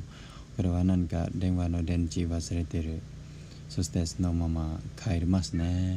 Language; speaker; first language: Japanese; non-native, learner; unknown